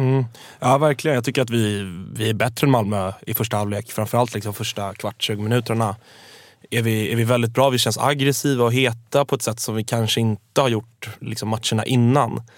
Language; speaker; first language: Swedish; native; Swedish